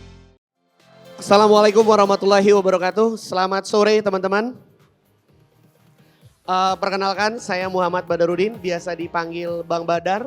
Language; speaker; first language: Indonesian; native; Indonesian